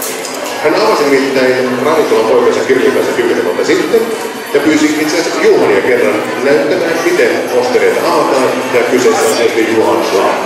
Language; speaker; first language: Finnish; native; Finnish